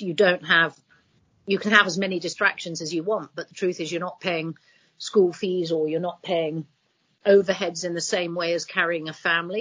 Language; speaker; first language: English; native; English